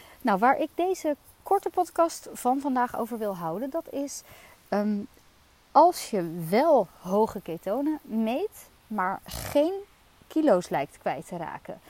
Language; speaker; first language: Dutch; native; Dutch